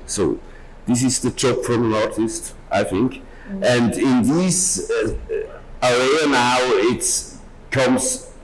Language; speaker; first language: English; non-native, learner; German